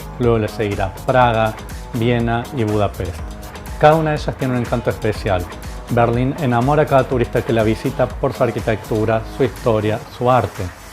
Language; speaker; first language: Spanish; native; Spanish